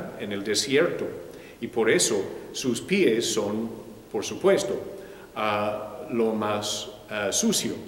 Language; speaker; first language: Spanish; non-native, fluent; English